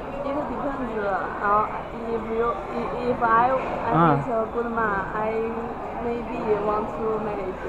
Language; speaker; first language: English; non-native, learner; Chinese